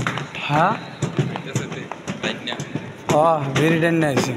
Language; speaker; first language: Hindi; non-native, learner; Bangla